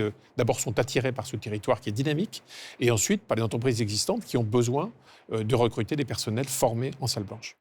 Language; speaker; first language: French; native; French